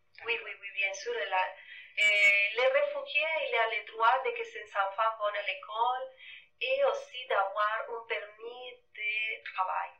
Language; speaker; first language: French; non-native, fluent; Spanish